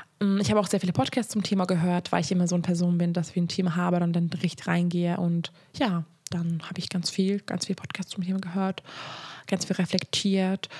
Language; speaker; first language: German; non-native, fluent; Hungarian